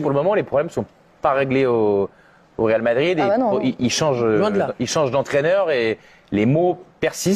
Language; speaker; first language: French; native; French